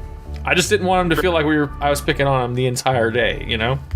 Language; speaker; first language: English; native; English